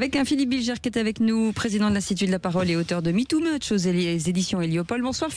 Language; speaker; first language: French; native; French